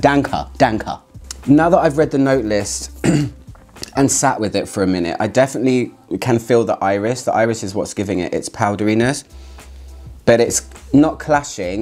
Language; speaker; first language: English; native; English